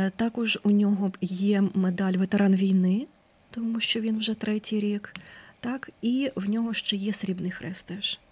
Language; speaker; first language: Ukrainian; native; Ukrainian